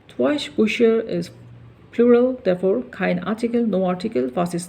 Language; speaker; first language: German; non-native, learner; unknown